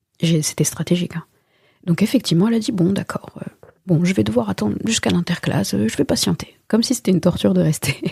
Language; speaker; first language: French; early bilingual, other home language; Wolof